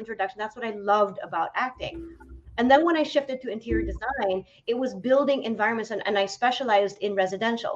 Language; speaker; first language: English; native; English